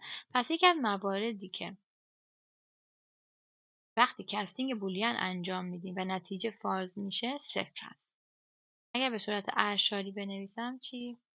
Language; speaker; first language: Persian; native; Persian